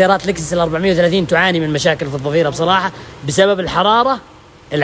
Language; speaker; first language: Arabic; native; Arabic